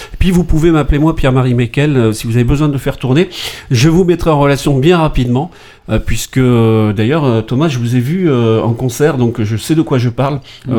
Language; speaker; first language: French; native; French